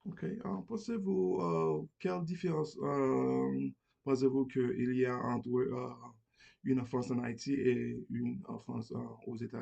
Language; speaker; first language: French; non-native, learner; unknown